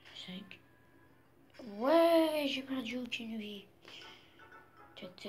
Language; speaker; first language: French; native; French